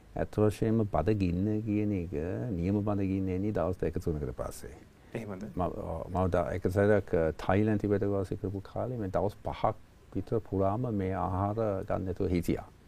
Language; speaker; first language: Sinhala; non-native, fluent; English